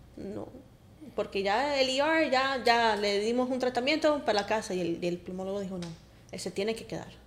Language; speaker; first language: Spanish; early bilingual, heritage; Spanish